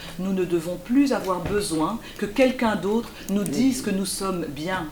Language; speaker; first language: French; early bilingual, other home language; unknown